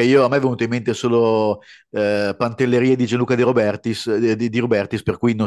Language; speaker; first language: Italian; native; Italian